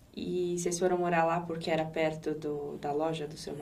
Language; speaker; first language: Portuguese; native; Portuguese